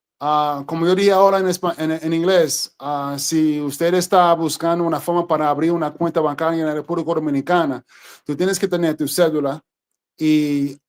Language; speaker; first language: Spanish; non-native, fluent; English